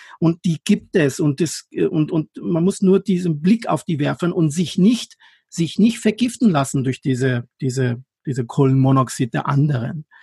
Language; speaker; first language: German; non-native, fluent; Persian